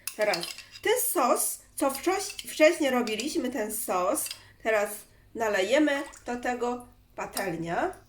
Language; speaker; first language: Polish; non-native, learner; Chinese